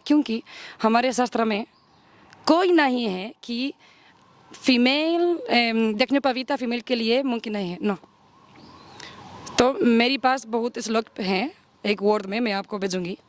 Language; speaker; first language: Hindi; non-native, learner; Spanish